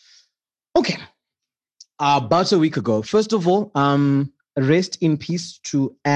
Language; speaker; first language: English; non-native, local second language; Shona